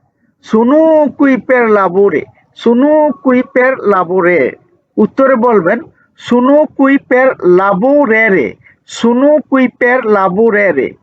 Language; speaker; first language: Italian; non-native, learner; Bangla